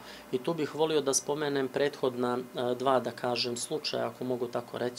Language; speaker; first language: Serbian; native; Serbian